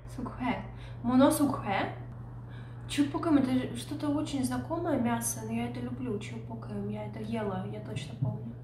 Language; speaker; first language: Russian; native; Russian